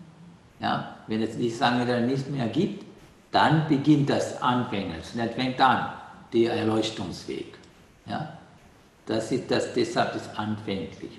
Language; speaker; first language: German; non-native, learner; Sinhala